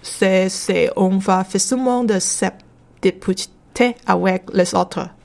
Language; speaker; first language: French; non-native, learner; Chinese